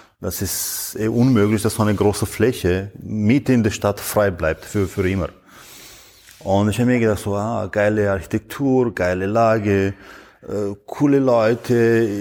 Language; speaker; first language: German; non-native, fluent; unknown